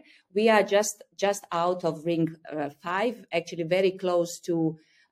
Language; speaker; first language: English; non-native, fluent; Croatian